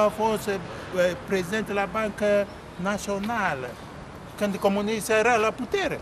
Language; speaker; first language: Romanian; non-native, local second language; Russian